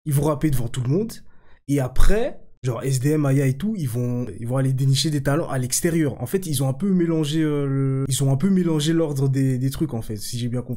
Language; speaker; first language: French; native; French